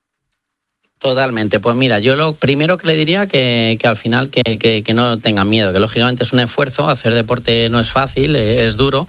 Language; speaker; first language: Spanish; native; Spanish